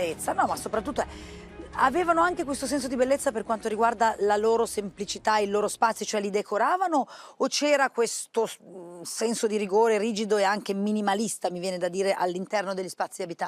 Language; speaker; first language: Italian; native; Italian